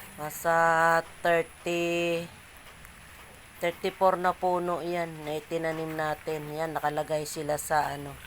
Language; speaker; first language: Filipino; non-native, local second language; Bikol